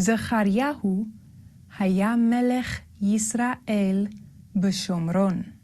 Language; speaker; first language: Hebrew; non-native, learner; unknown